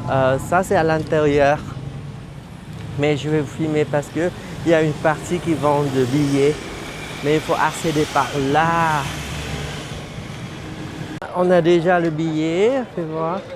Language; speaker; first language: French; non-native, fluent; Vietnamese